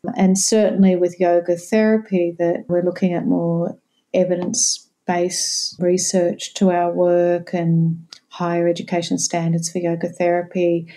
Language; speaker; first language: English; native; English